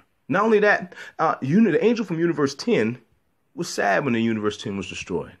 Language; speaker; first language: English; native; English